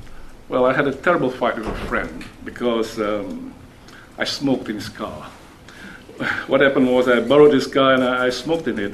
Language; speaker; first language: English; non-native, local second language; Malay